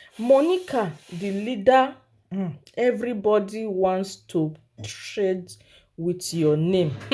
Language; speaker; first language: Nigerian Pidgin; non-native, local second language; Yoruba